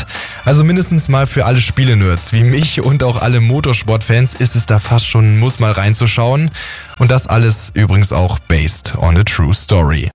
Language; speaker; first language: German; native; German